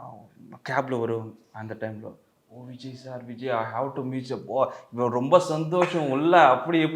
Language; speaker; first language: Tamil; non-native, learner; Telugu